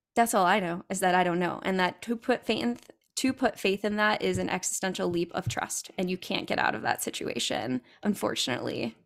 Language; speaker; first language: English; native; English